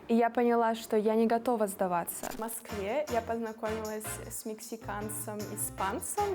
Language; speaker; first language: Russian; non-native, fluent; English